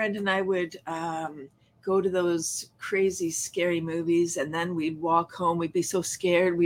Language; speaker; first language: English; native; English